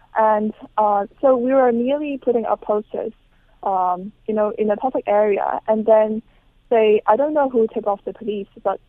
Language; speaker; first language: English; non-native, local second language; Cantonese